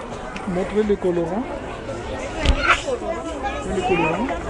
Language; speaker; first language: French; non-native, local second language; Malagasy